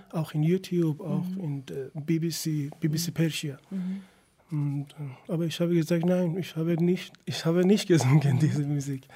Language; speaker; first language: German; non-native, fluent; Persian